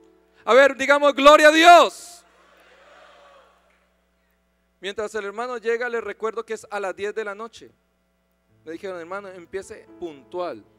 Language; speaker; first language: Spanish; native; Spanish